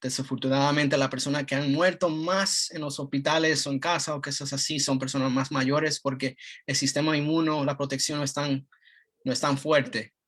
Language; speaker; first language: Spanish; early bilingual, heritage; Spanish